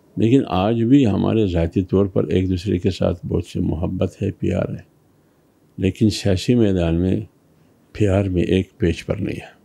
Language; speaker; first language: Urdu; non-native, local second language; Pashto